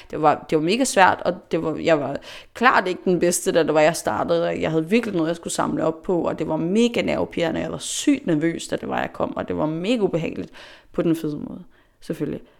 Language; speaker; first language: Danish; non-native, local second language; Faroese